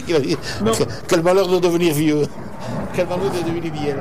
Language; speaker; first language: French; native; French